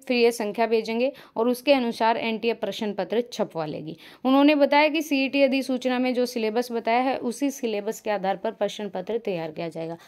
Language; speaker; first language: Hindi; native; Hindi